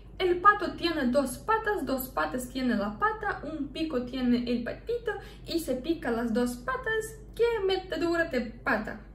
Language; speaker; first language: Spanish; non-native, fluent; Russian